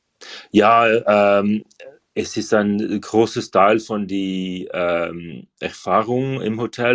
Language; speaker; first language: German; non-native, learner; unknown